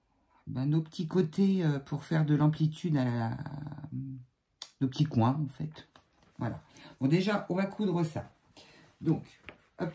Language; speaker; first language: French; native; French